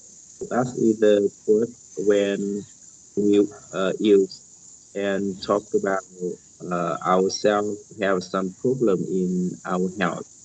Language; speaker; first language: English; non-native, learner; Vietnamese